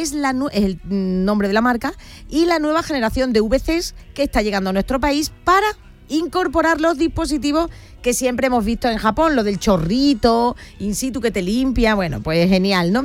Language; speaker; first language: Spanish; native; Spanish